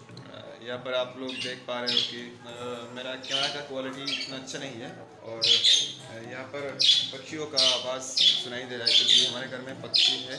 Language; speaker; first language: Hindi; non-native, local second language; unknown